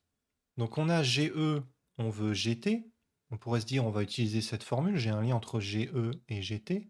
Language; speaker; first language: French; native; French